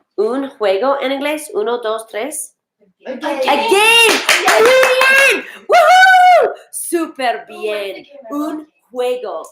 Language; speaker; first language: Spanish; non-native, fluent; English